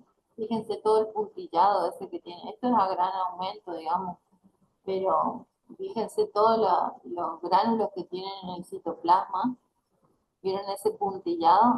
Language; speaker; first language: Spanish; native; Spanish